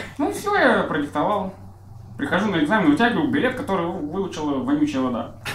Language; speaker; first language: Russian; native; Russian